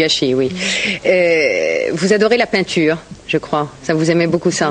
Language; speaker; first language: French; native; French